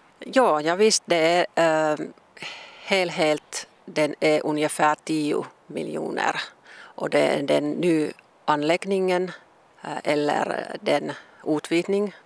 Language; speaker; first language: Swedish; non-native, local second language; Finnish